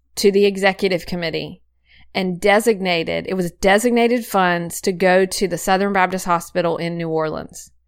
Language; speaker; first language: English; native; English